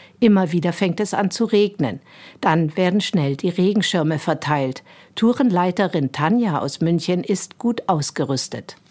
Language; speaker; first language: German; native; German